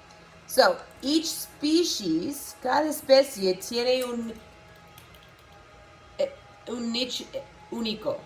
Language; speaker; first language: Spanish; non-native, local second language; English